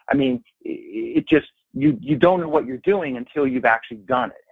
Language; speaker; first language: English; native; English